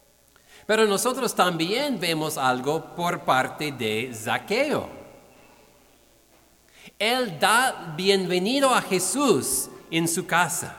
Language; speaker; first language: Spanish; non-native, fluent; English